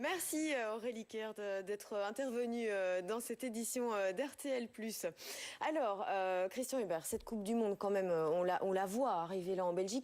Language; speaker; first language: French; native; French